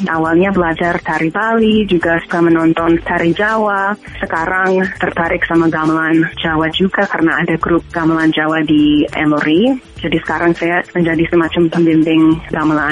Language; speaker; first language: Indonesian; non-native, fluent; English